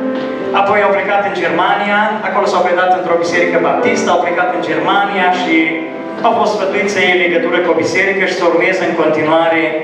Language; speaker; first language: Romanian; native; Romanian